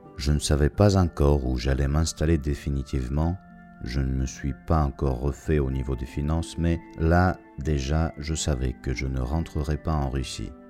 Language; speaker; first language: French; non-native, fluent; Russian